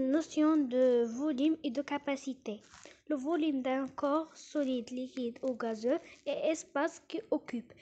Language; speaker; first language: French; non-native, local second language; Arabic